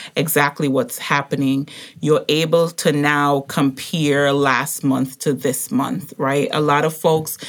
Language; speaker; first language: English; native; English